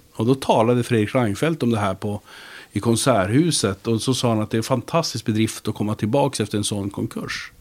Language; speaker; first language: Swedish; native; Swedish